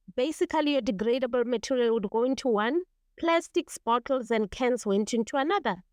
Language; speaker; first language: English; non-native, local second language; Tswana